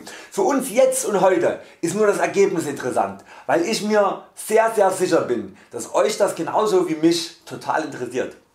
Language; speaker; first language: German; native; German